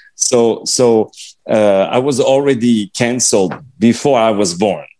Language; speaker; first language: English; non-native, fluent; French